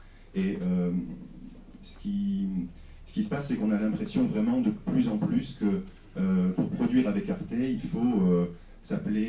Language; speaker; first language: French; native; French